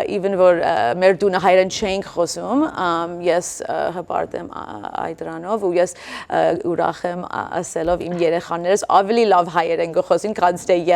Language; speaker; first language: Armenian; early bilingual, heritage; Armenian